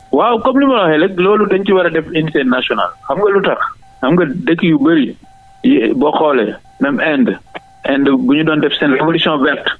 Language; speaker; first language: Wolof; non-native, local second language; Fula